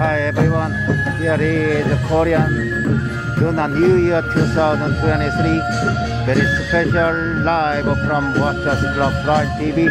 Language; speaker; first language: English; non-native, learner; Korean